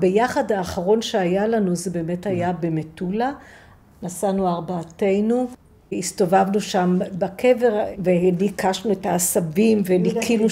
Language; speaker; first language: Hebrew; non-native, fluent; English